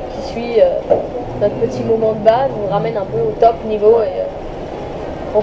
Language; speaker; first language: French; native; French